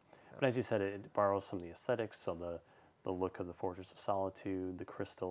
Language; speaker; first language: English; native; English